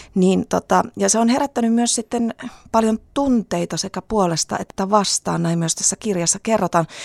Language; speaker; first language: Finnish; native; Finnish